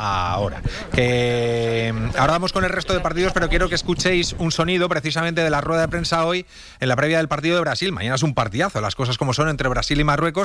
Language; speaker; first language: Spanish; native; Spanish